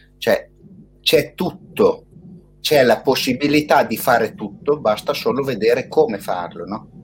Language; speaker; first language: Italian; native; Italian